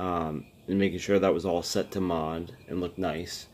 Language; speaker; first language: English; native; English